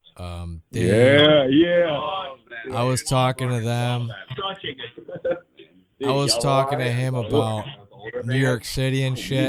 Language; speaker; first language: English; native; English